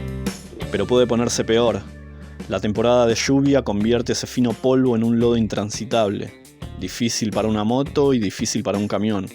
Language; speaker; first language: Spanish; native; Spanish